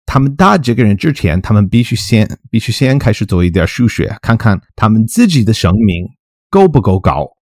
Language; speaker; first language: Chinese; non-native, fluent; English